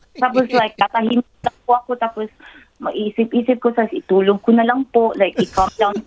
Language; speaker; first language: Filipino; non-native, local second language; Cebuano